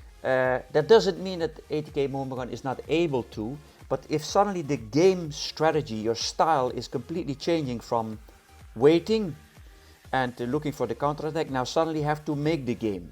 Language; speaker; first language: English; non-native, fluent; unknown